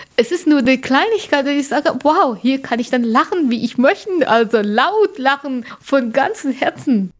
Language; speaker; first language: German; non-native, learner; Persian